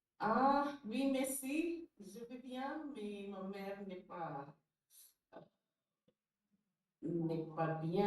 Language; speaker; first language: French; non-native, learner; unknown